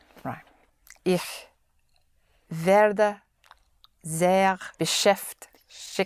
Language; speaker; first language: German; non-native, learner; English